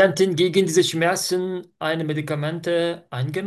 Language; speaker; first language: German; non-native, learner; Turkish